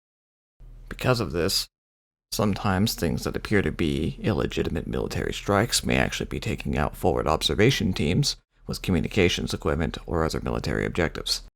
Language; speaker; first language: English; native; English